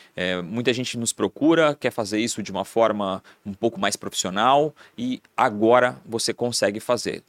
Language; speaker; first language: Portuguese; non-native, fluent; Spanish